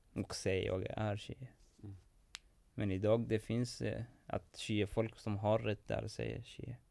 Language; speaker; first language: Swedish; non-native, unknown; Persian